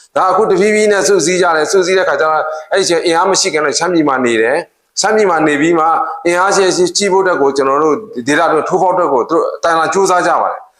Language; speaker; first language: Burmese; non-native, local second language; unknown